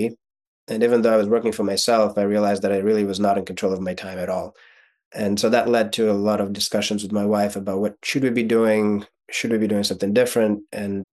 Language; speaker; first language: English; non-native, fluent; Russian